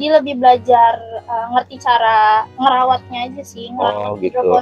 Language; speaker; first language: Indonesian; native; Indonesian